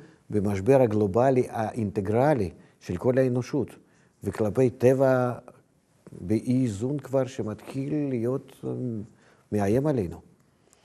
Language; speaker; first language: Hebrew; non-native, fluent; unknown